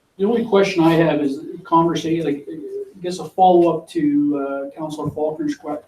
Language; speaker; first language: English; native; English